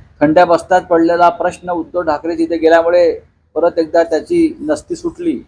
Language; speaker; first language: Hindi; non-native, local second language; Marathi